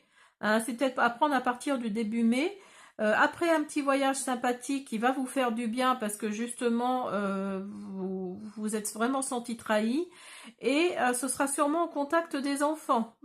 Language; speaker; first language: French; native; French